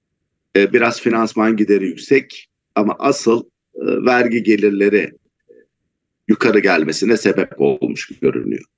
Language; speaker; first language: Turkish; native; Turkish